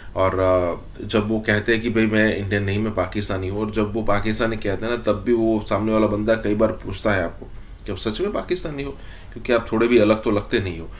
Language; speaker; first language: Hindi; native; Hindi